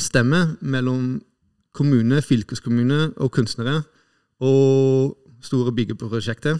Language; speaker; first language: Norwegian; non-native, fluent; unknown